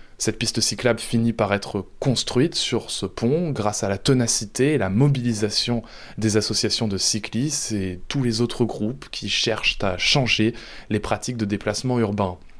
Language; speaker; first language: French; native; French